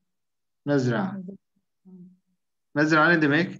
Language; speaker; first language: Turkish; non-native, fluent; Arabic